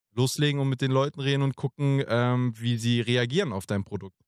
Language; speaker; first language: German; native; German